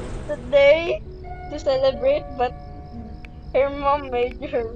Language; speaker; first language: English; non-native, local second language; Filipino